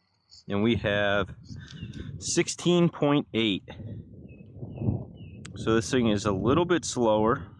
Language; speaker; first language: English; native; English